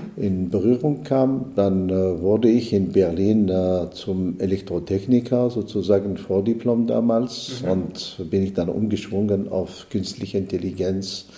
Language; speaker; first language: German; non-native, fluent; Arabic